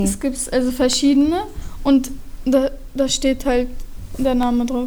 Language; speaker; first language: German; early bilingual, other home language; Turkish